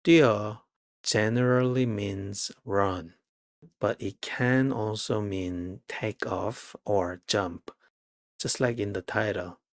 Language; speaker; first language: English; non-native, fluent; Korean